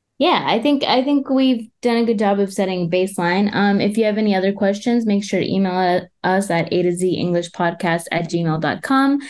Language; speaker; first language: English; native; English